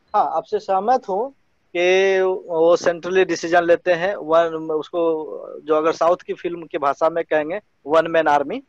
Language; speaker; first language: Hindi; native; Hindi